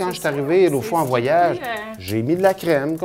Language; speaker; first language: French; native; French